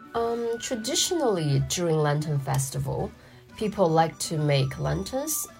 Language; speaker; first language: English; non-native, fluent; Chinese